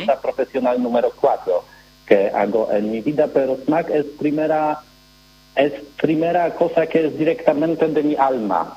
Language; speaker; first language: Spanish; non-native, learner; Polish